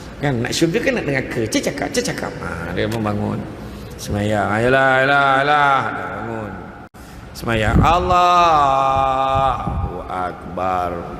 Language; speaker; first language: Malay; native; Malay